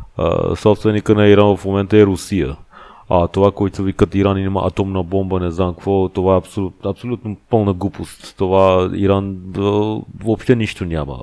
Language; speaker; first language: Bulgarian; non-native, fluent; Persian